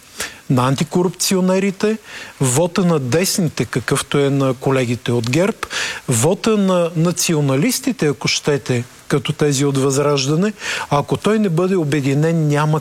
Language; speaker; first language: Bulgarian; native; Bulgarian